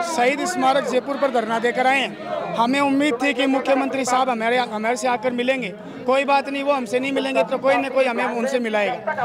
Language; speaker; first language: Hindi; native; Hindi